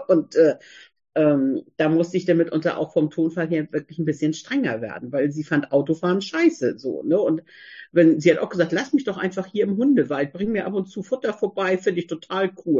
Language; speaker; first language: German; native; German